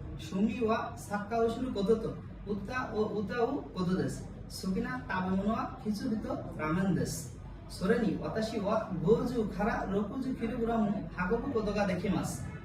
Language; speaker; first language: Japanese; non-native, learner; Bangla